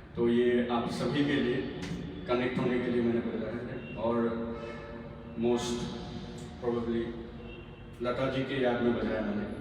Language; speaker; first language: Hindi; non-native, local second language; Assamese